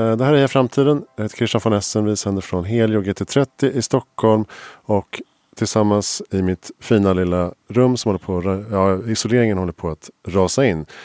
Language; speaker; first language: Swedish; native; Swedish